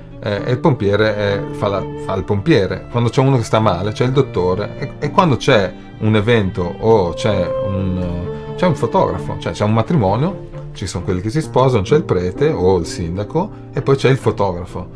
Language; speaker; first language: Italian; native; Italian